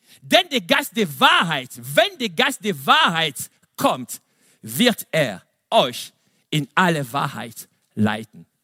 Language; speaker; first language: German; non-native, fluent; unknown